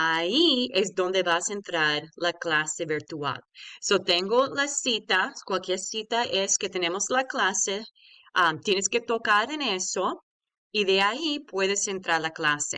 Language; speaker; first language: Spanish; early bilingual, heritage; Spanish